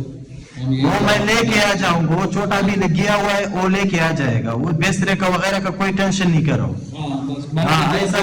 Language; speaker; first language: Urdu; non-native, local second language; Pashto